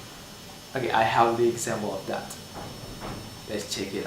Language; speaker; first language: English; non-native, learner; Indonesian